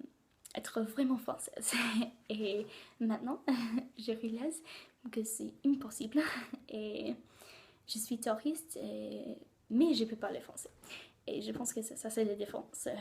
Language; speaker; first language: French; non-native, learner; English